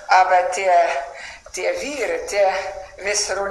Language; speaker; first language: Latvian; early bilingual, heritage; Latvian